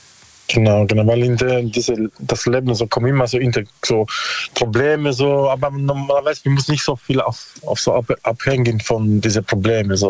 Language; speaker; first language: German; non-native, learner; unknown